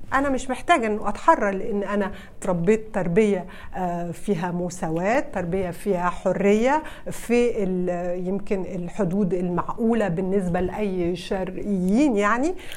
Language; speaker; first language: Arabic; early bilingual, heritage; Arabic